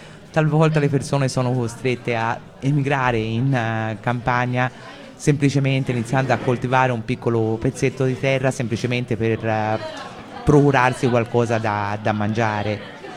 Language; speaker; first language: Italian; native; Italian